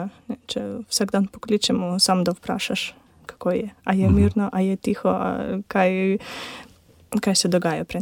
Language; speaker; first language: Slovenian; non-native, learner; Ukrainian